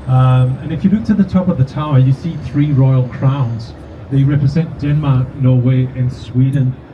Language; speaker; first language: English; non-native, fluent; Danish